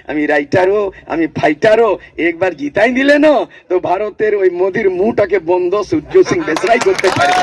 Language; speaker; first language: Bangla; non-native, local second language; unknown